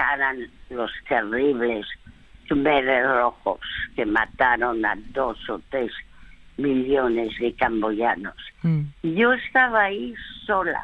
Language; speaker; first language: Spanish; early bilingual, other home language; French